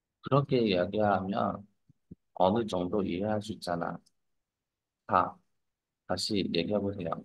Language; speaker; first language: Korean; non-native, fluent; Vietnamese